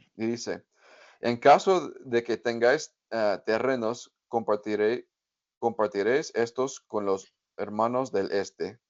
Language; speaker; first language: Spanish; non-native, fluent; English